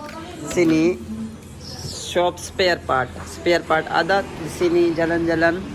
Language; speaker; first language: Indonesian; non-native, learner; Urdu